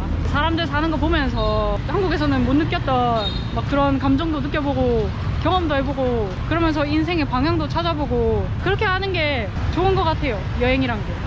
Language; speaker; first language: Korean; native; Korean